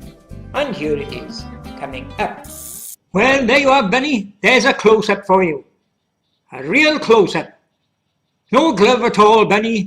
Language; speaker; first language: English; native; English